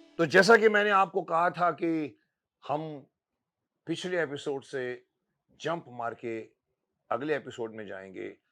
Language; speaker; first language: Hindi; native; Hindi